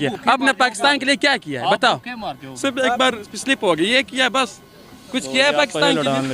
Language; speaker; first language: Hindi; non-native, learner; Pashto